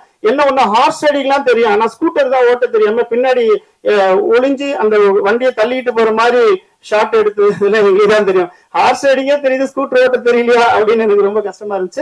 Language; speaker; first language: Tamil; native; Tamil